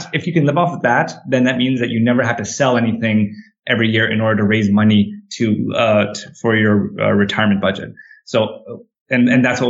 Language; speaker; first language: English; native; English